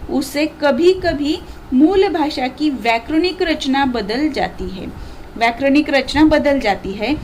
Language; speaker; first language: Hindi; non-native, local second language; Marathi